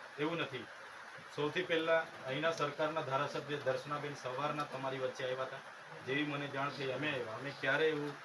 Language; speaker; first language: Gujarati; non-native, local second language; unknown